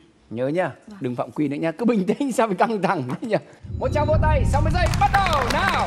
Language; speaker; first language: Vietnamese; native; Vietnamese